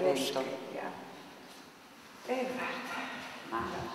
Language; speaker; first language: Italian; non-native, learner; Bosnian